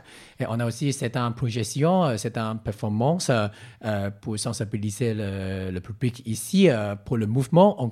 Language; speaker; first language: French; non-native, learner; Cantonese